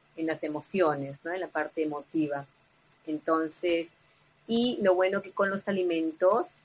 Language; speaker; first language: Spanish; native; Spanish